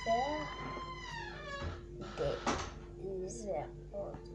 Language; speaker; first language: French; non-native, local second language; Lingala